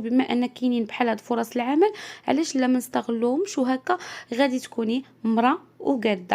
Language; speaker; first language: Arabic; native; Arabic